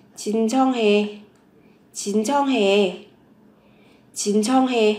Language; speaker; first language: Korean; non-native, fluent; Vietnamese